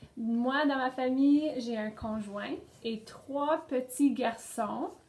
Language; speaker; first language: French; native; French